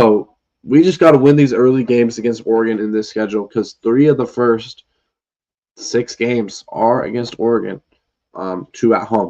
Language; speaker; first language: English; native; English